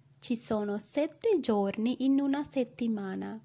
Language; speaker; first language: Italian; non-native, fluent; Sinhala